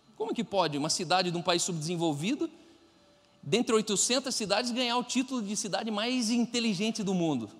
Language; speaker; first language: Portuguese; non-native, fluent; German